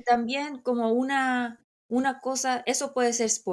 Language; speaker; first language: Spanish; non-native, fluent; Korean